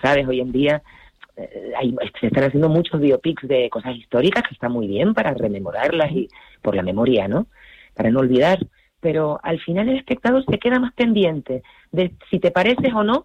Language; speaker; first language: Spanish; native; Spanish